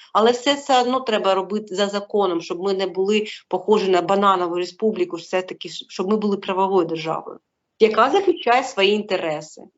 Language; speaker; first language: Ukrainian; non-native, local second language; Russian